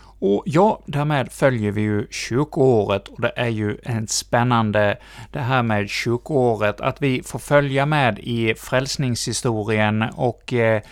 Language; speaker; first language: Swedish; native; Swedish